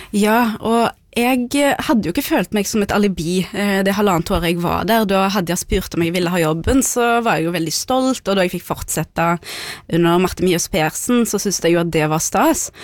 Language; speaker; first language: Norwegian; early bilingual, other home language; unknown